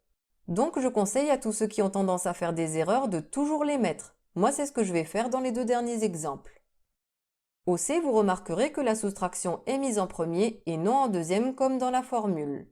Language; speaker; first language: French; native; French